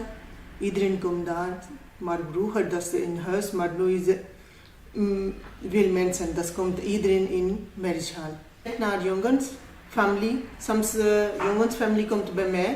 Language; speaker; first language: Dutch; non-native, learner; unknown